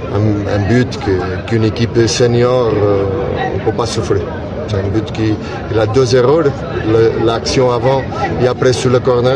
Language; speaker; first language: French; non-native, learner; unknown